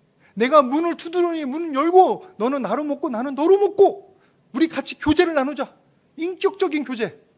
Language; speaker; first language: Korean; native; Korean